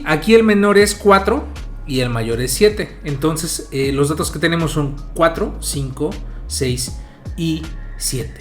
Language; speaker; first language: Spanish; native; Spanish